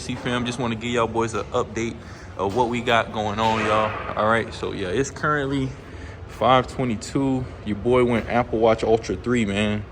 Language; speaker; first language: English; native; English